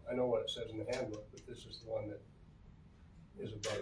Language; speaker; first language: English; native; English